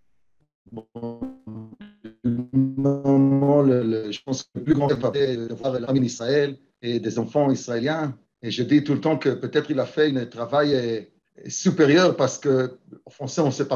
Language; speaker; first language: French; early bilingual, heritage; Hebrew